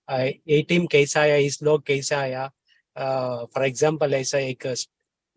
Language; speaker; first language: Hindi; non-native, learner; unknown